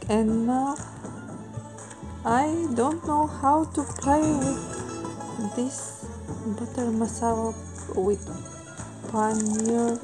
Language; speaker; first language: English; non-native, fluent; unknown